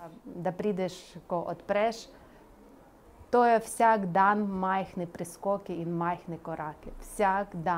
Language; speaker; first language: Slovenian; non-native, learner; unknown